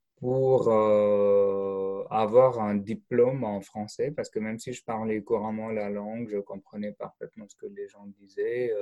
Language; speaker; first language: French; non-native, fluent; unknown